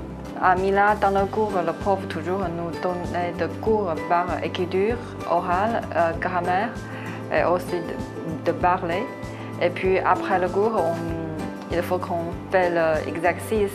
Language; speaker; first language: French; non-native, learner; Chinese